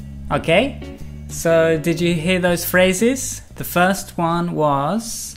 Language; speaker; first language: English; native; English